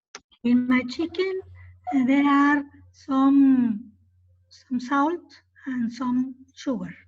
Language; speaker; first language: English; non-native, learner; Spanish